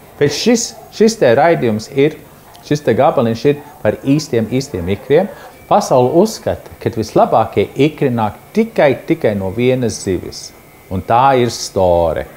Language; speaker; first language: Latvian; early bilingual, heritage; Latvian